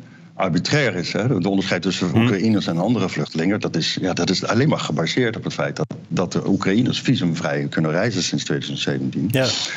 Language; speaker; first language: Dutch; native; Dutch